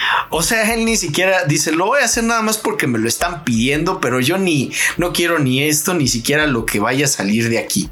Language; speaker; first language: Spanish; native; Spanish